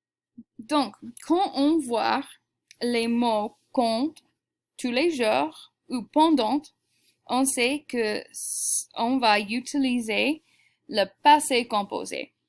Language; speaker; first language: French; non-native, fluent; English